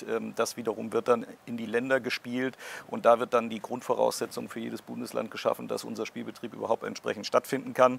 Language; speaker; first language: German; native; German